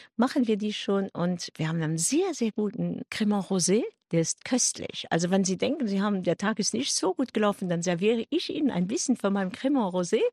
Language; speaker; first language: German; non-native, local second language; Luxembourgish